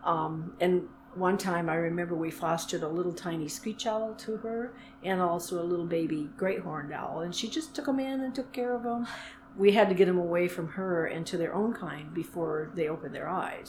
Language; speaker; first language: English; native; English